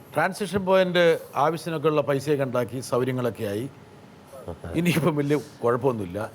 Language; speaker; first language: Malayalam; native; Malayalam